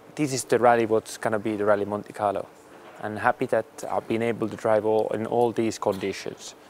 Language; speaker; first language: English; non-native, fluent; Finnish